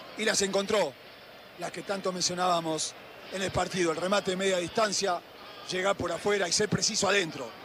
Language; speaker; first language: Spanish; native; Spanish